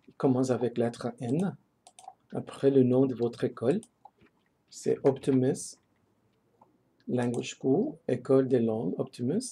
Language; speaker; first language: French; non-native, fluent; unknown